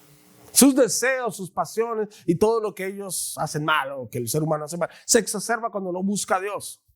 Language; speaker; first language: Spanish; native; Spanish